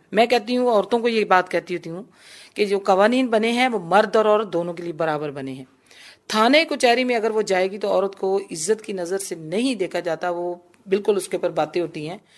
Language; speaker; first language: Urdu; non-native, local second language; Punjabi